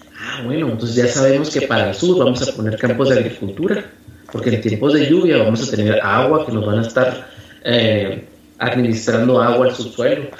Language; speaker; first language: Spanish; native; Spanish